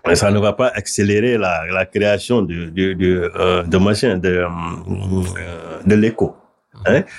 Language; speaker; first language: French; non-native, local second language; Wolof